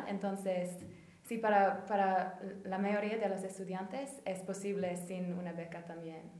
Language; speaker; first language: Spanish; non-native, fluent; English